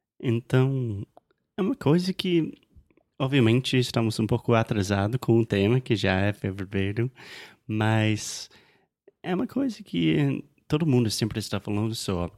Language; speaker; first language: Portuguese; non-native, fluent; English